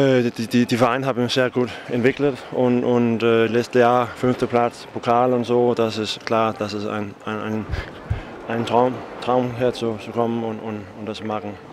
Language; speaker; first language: German; non-native, learner; Danish